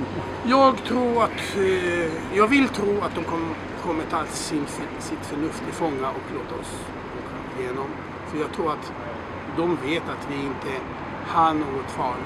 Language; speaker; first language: Swedish; non-native, fluent; Hebrew